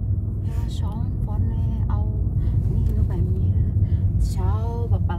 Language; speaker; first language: German; non-native, learner; Indonesian